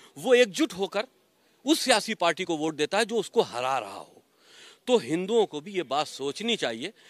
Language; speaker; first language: Hindi; native; Hindi